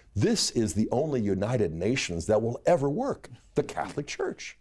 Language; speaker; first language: English; native; English